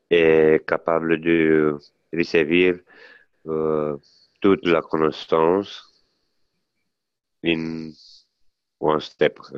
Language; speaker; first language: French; non-native, learner; Italian